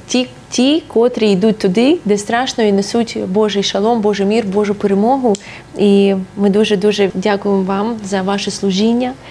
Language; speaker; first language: Ukrainian; non-native, local second language; Russian